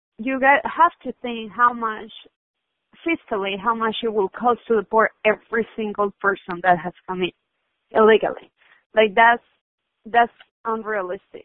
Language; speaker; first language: English; non-native, fluent; Spanish